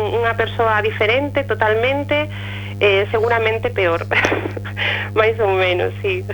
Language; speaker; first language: Galician; non-native, local second language; Spanish